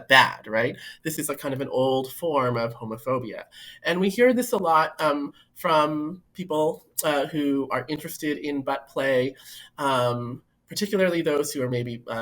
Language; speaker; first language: English; native; English